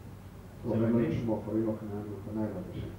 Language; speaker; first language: Hebrew; native; Hebrew